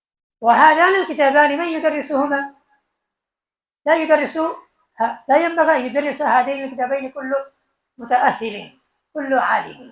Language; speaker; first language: Arabic; non-native, fluent; Bangla